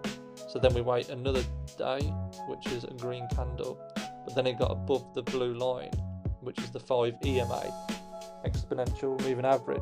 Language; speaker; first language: English; native; English